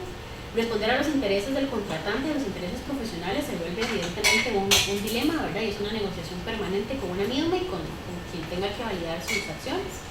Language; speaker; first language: Spanish; native; Spanish